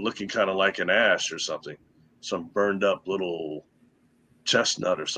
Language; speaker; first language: English; native; English